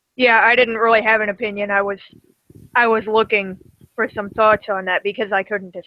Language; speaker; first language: English; native; English